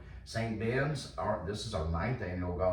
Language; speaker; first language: English; native; English